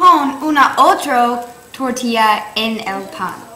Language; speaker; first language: Spanish; non-native, learner; English